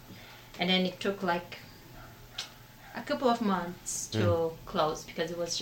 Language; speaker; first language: English; non-native, fluent; Portuguese